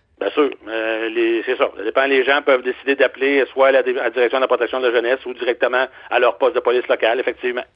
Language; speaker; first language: French; native; French